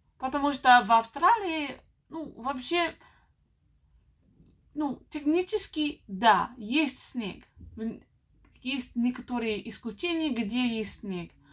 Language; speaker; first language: Russian; non-native, learner; English